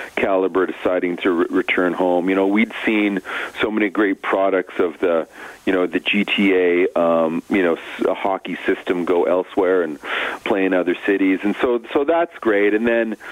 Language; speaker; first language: English; native; English